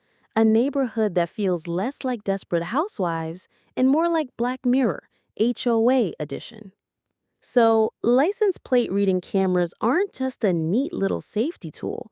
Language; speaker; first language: English; native; English